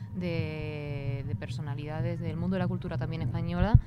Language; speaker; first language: Spanish; native; Spanish